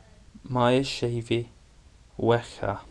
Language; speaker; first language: Welsh; non-native, learner; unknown